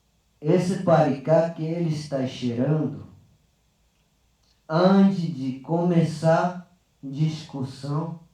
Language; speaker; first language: Portuguese; non-native, local second language; Yanomámi